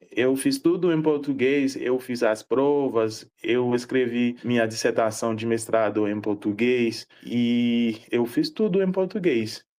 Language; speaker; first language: Portuguese; non-native, fluent; Haitian Creole